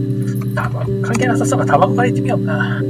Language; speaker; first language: Japanese; native; Japanese